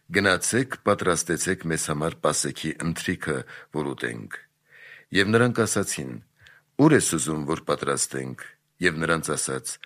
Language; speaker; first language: Armenian; native; Armenian